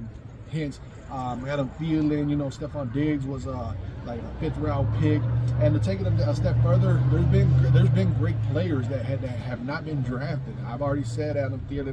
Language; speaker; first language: English; native; English